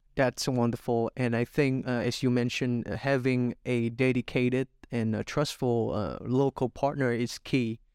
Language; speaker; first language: English; non-native, fluent; Vietnamese